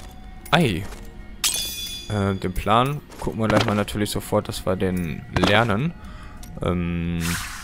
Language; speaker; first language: German; native; German